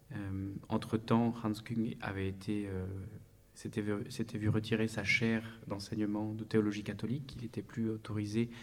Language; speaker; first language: French; native; French